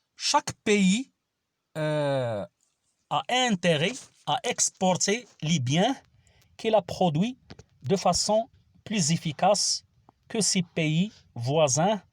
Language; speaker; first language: French; non-native, local second language; Arabic